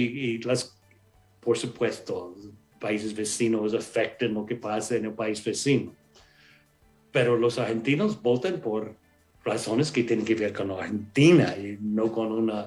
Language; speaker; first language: Spanish; non-native, fluent; English